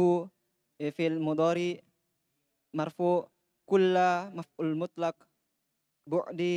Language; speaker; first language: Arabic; non-native, learner; Indonesian